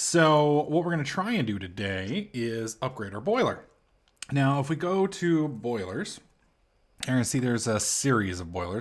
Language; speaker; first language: English; native; English